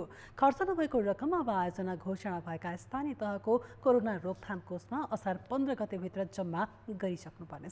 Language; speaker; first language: Nepali; native; Nepali